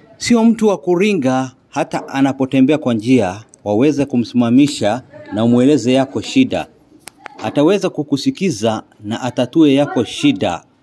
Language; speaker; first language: Swahili; non-native, local second language; Oromo